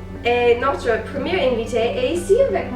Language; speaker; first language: French; non-native, learner; English